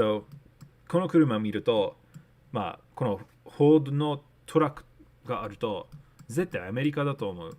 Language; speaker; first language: Japanese; non-native, learner; English